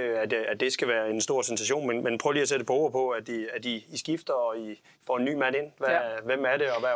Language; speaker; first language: Danish; native; Danish